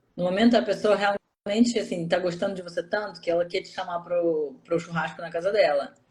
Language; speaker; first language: Portuguese; non-native, fluent; Russian